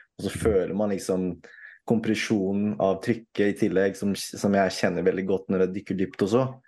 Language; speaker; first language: Norwegian; early bilingual, other home language; Filipino